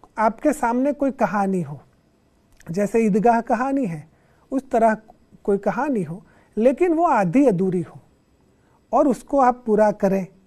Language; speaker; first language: Hindi; non-native, local second language; Gujarati